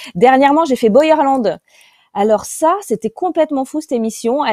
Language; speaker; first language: French; native; French